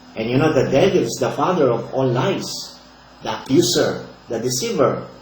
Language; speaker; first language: English; non-native, local second language; Filipino